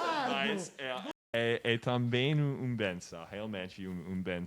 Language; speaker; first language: Portuguese; non-native, learner; English